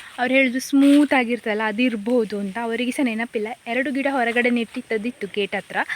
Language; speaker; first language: Kannada; native; Kannada